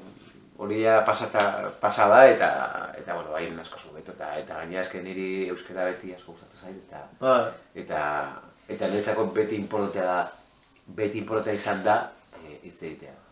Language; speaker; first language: Basque; non-native, local second language; Spanish